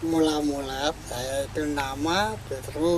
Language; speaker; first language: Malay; non-native, local second language; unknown